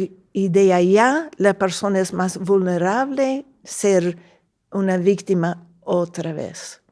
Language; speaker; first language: Spanish; non-native, fluent; English